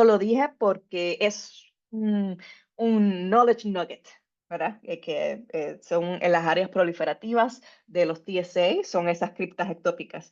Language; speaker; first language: Spanish; native; Spanish